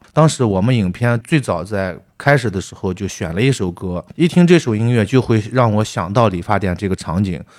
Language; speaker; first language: Chinese; native; Chinese